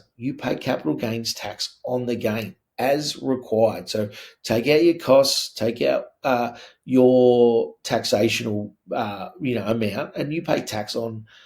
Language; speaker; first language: English; native; English